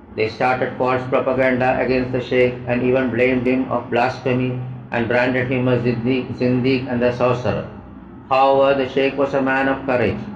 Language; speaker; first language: English; non-native, local second language; Malayalam